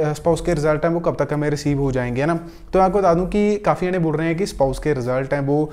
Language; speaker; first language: Hindi; non-native, local second language; Punjabi